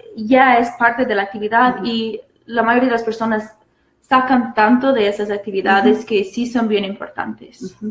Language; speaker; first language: Spanish; non-native, fluent; English